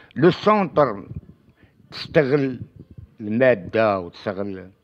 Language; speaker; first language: French; non-native, local second language; Arabic